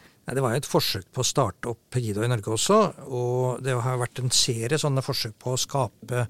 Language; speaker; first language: Norwegian; native; Norwegian